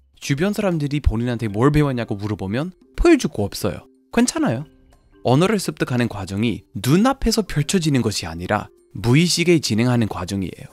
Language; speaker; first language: Korean; non-native, fluent; English